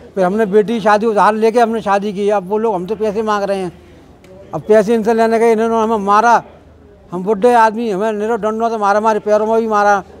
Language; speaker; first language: Hindi; native; Hindi